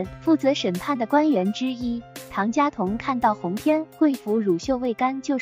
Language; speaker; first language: Chinese; native; Chinese